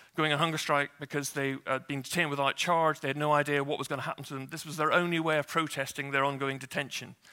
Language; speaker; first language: English; native; English